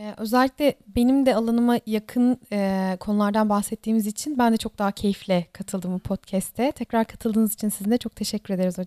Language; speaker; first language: Turkish; native; Turkish